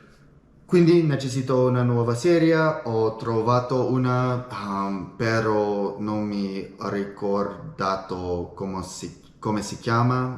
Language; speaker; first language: Italian; non-native, learner; English